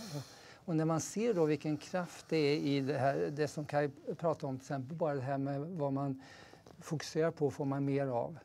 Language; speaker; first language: Swedish; native; Swedish